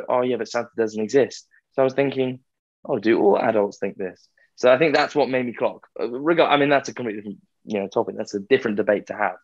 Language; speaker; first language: English; native; English